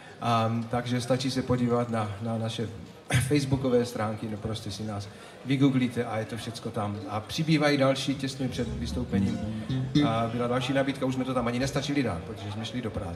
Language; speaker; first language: Czech; native; Czech